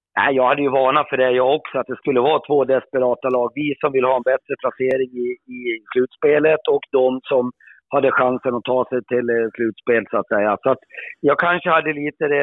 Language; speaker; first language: Swedish; native; Swedish